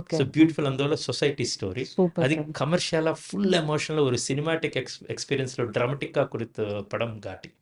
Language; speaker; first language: Tamil; non-native, learner; Telugu